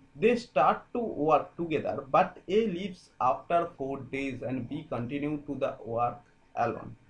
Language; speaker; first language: English; non-native, local second language; Bangla